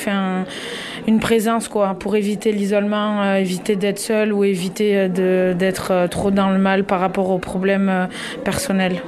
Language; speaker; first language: French; native; French